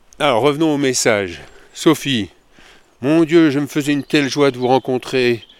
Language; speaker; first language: French; native; French